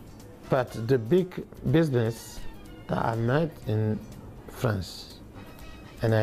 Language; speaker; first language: English; non-native, learner; Bambara